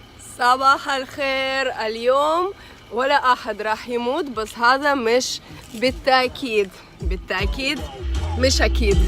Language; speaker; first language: Arabic; non-native, learner; Russian